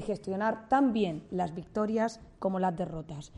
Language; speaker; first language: Spanish; native; Spanish